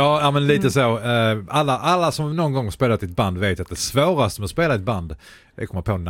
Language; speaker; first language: Swedish; native; Swedish